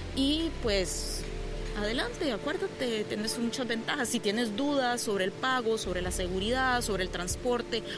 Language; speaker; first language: Spanish; native; Spanish